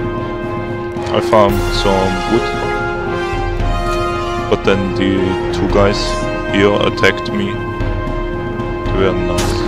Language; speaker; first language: English; non-native, fluent; German